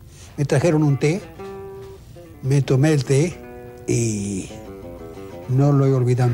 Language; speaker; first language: Spanish; native; Spanish